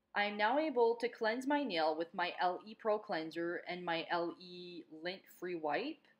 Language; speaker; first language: English; non-native, local second language; French